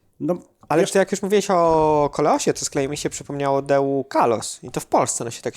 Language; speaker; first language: Polish; native; Polish